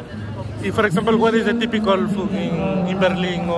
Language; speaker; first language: English; non-native, learner; Spanish